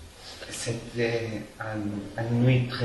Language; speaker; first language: French; non-native, fluent; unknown